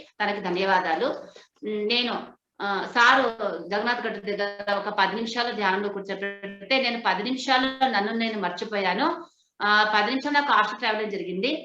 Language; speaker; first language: Telugu; non-native, local second language; Hindi